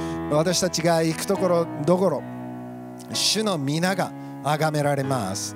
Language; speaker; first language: Japanese; native; Japanese